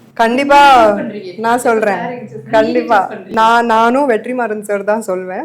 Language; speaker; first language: Tamil; non-native, fluent; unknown